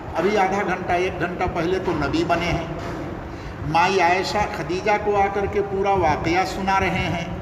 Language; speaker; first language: Urdu; non-native, local second language; Bangla